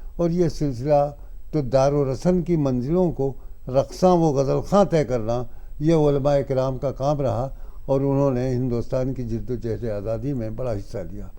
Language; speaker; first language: Urdu; native; Urdu